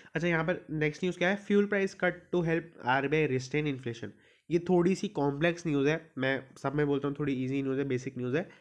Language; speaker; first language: Hindi; native; Hindi